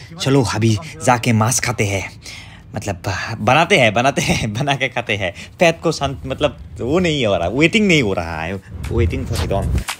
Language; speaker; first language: Hindi; non-native, local second language; Assamese